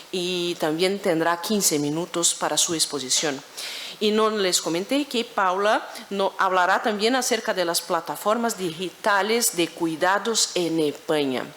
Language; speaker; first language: Spanish; non-native, fluent; Portuguese